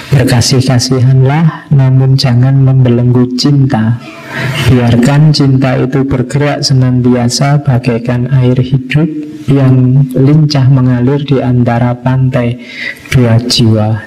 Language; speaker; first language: Indonesian; non-native, local second language; Javanese